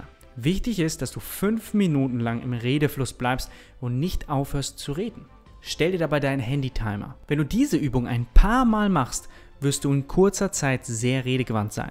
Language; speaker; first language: German; native; German